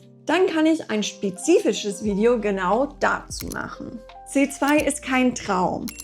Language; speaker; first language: German; non-native, fluent; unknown